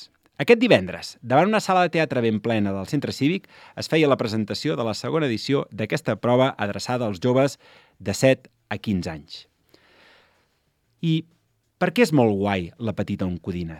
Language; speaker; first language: Catalan; native; Catalan